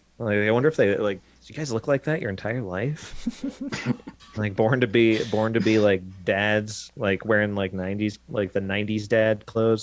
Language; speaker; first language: English; native; English